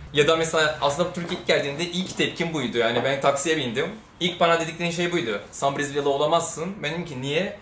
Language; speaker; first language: Turkish; non-native, fluent; Portuguese